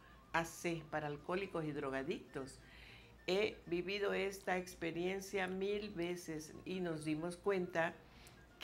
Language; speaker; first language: Spanish; native; Spanish